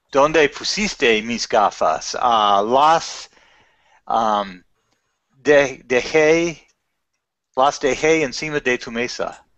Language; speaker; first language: Spanish; non-native, learner; English